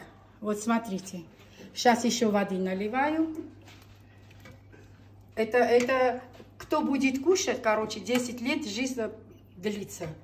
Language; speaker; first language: Russian; non-native, local second language; Armenian